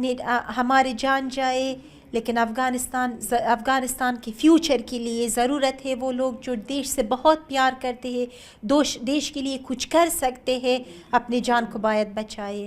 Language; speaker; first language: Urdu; non-native, learner; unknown